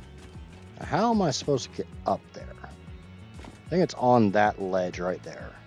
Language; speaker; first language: English; native; English